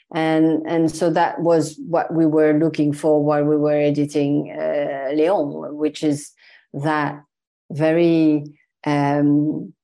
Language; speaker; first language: English; non-native, fluent; French